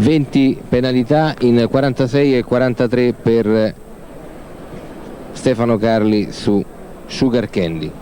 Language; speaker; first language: Italian; native; Italian